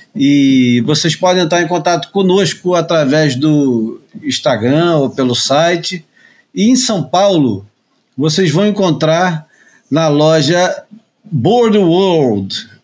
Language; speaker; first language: Portuguese; native; Portuguese